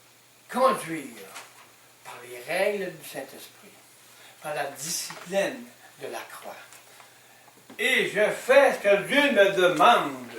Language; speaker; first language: French; native; French